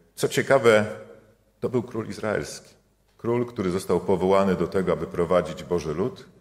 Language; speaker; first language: Polish; native; Polish